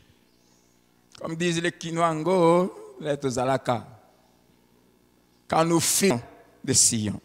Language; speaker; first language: French; non-native, local second language; Lingala